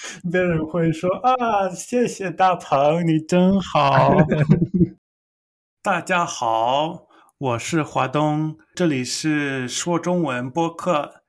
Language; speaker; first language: Chinese; non-native, fluent; English